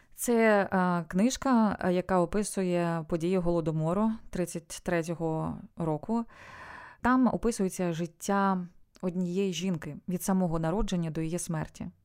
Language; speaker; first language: Ukrainian; non-native, local second language; Russian